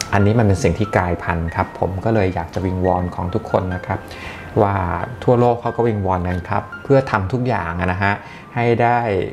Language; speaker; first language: Thai; native; Thai